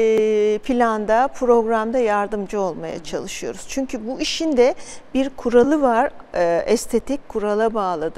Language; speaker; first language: Turkish; native; Turkish